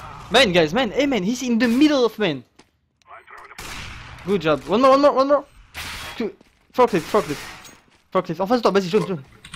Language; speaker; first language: English; non-native, fluent; French